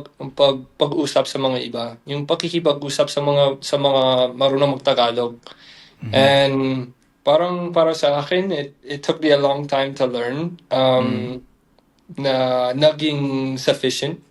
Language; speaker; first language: Filipino; non-native, fluent; English